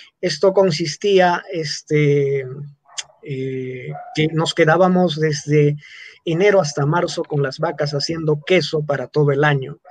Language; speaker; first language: Spanish; non-native, local second language; Quechua